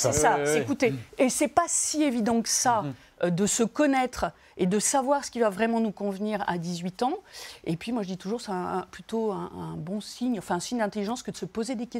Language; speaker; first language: French; native; French